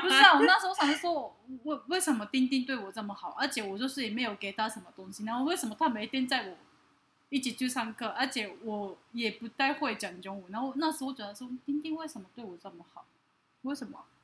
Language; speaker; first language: Chinese; non-native, fluent; Japanese